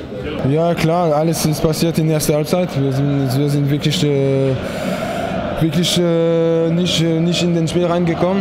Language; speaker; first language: German; non-native, fluent; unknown